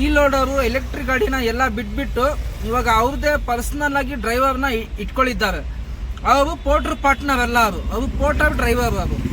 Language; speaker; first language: Kannada; non-native, local second language; Urdu